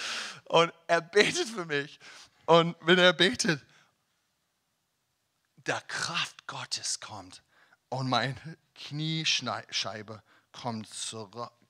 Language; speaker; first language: German; non-native, learner; English